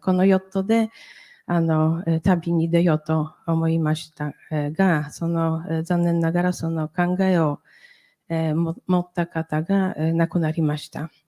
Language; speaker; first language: Japanese; non-native, fluent; Polish